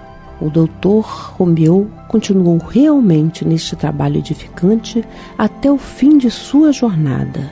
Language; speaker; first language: Portuguese; native; Portuguese